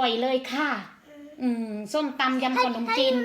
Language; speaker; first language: Thai; native; Thai